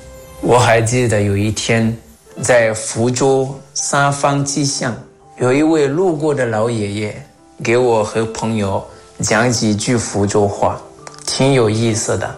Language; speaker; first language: Chinese; non-native, fluent; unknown